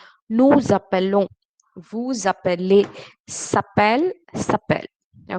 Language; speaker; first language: French; non-native, fluent; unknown